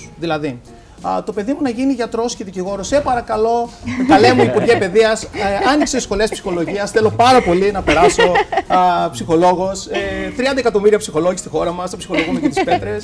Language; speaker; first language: Greek; native; Greek